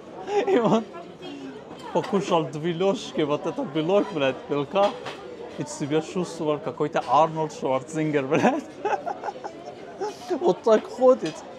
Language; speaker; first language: Russian; non-native, fluent; Persian